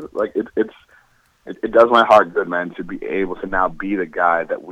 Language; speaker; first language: English; native; English